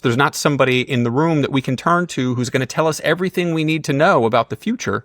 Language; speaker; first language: English; native; English